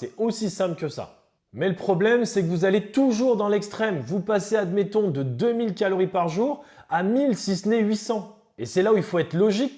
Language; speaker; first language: French; native; French